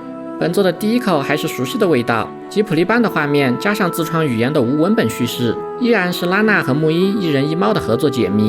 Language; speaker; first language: Chinese; native; Chinese